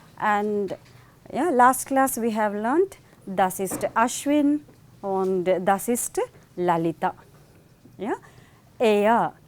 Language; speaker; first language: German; non-native, fluent; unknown